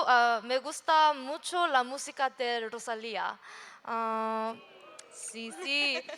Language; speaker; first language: Spanish; non-native, learner; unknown